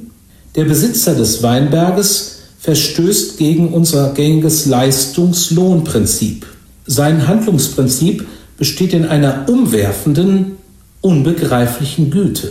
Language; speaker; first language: German; native; German